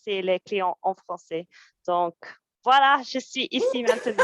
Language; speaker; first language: French; non-native, fluent; English